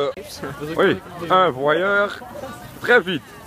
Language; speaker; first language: French; non-native, learner; Dutch